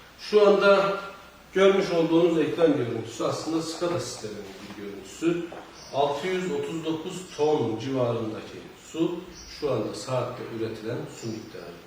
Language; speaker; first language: Turkish; native; Turkish